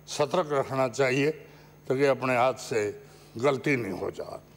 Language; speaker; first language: Hindi; native; Hindi